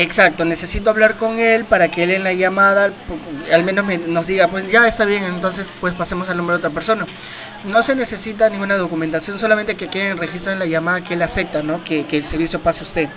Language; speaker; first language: Spanish; native; Spanish